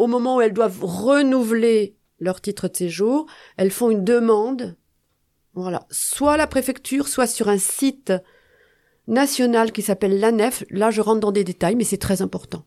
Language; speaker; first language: French; native; French